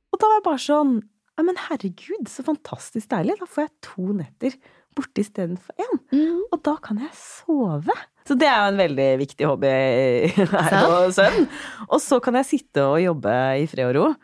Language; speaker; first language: Norwegian; native; Norwegian